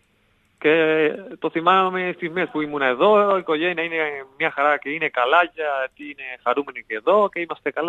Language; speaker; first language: Greek; non-native, learner; Spanish